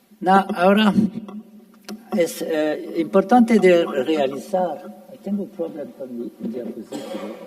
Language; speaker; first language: Spanish; non-native, fluent; French